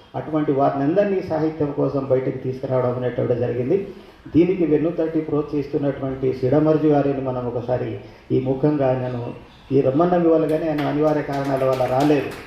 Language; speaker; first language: Telugu; non-native, local second language; Gondi